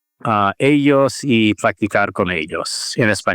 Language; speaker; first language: Spanish; non-native, learner; English